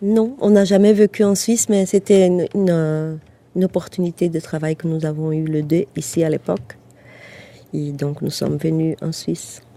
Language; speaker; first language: French; non-native, fluent; Portuguese